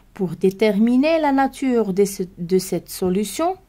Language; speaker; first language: French; non-native, local second language; Arabic